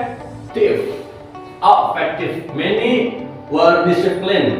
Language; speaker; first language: English; non-native, learner; Indonesian